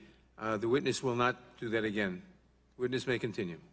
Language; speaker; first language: English; native; English